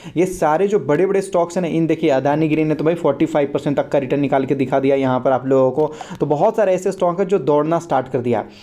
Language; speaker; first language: Hindi; native; Hindi